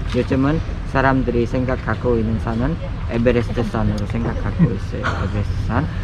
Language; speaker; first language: Korean; non-native, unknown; Khmer